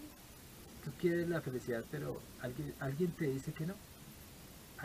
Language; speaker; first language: Spanish; native; Spanish